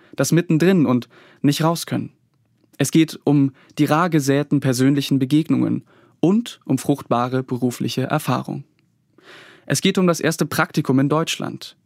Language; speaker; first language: German; native; German